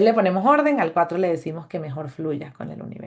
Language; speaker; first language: Spanish; native; Spanish